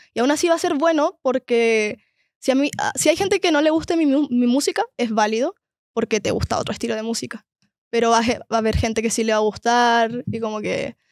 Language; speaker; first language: Spanish; native; Spanish